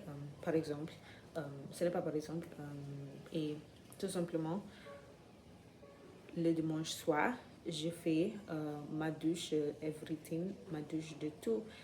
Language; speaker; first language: French; non-native, learner; English